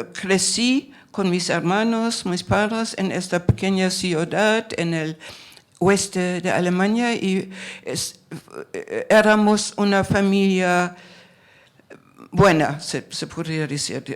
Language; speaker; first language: Spanish; non-native, fluent; German